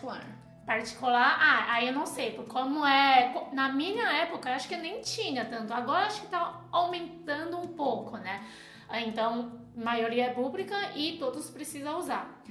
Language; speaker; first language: Portuguese; non-native, fluent; Chinese